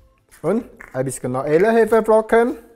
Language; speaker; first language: German; non-native, learner; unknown